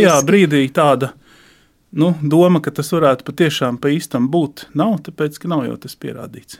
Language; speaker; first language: Latvian; native; Latvian